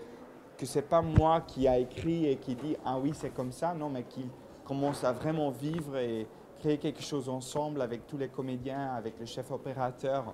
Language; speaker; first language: French; non-native, local second language; Dutch